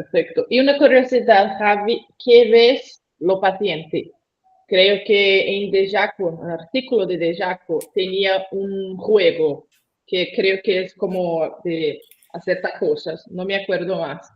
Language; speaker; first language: Spanish; non-native, learner; Portuguese